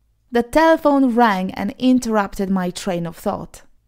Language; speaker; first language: English; non-native, fluent; Polish